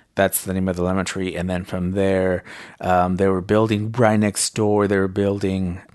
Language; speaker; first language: English; early bilingual, other home language; Spanish